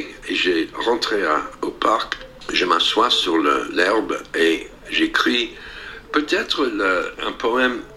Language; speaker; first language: French; non-native, fluent; English